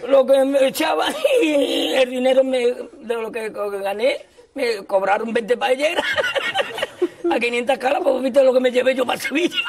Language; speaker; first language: Spanish; native; Spanish